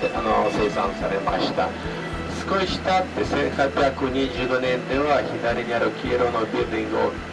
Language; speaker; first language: Japanese; non-native, learner; Russian